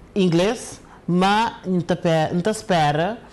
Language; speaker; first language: Portuguese; non-native, local second language; Kabuverdianu